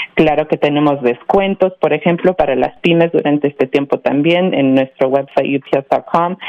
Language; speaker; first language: Spanish; early bilingual, heritage; Spanish